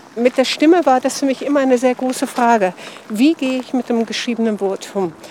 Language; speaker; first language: German; non-native, fluent; English